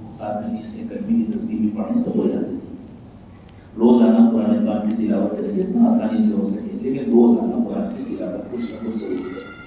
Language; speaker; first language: Urdu; native; Urdu